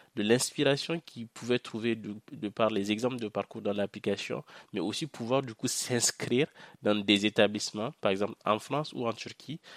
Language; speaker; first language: French; non-native, local second language; Hausa